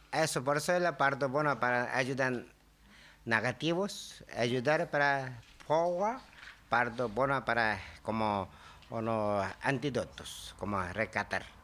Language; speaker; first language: Spanish; non-native, learner; Tibetan